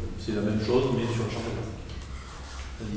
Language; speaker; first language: French; native; French